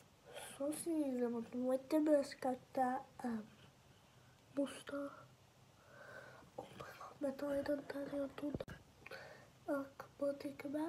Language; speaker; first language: Finnish; early bilingual, other home language; Persian